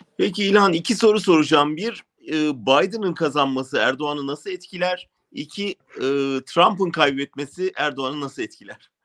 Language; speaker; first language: Turkish; native; Turkish